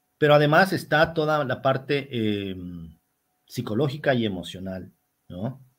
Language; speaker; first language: Spanish; native; Spanish